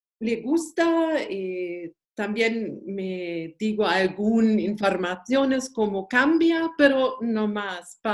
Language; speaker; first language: Spanish; non-native, learner; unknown